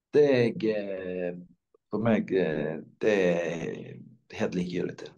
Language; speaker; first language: Norwegian; native; Norwegian